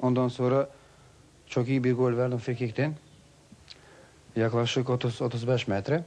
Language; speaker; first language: Turkish; non-native, fluent; Albanian